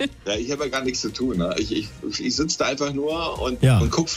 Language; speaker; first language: German; native; German